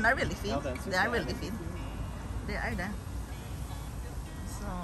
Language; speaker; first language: Norwegian; non-native, learner; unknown